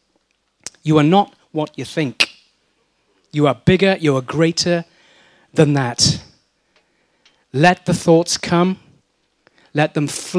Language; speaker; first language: English; native; English